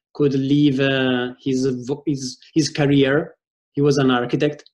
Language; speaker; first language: English; non-native, fluent; Italian